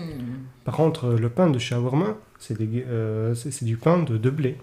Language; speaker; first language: French; non-native, fluent; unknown